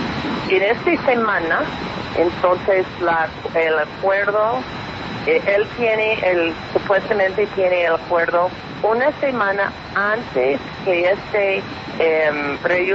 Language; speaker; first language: Spanish; non-native, fluent; English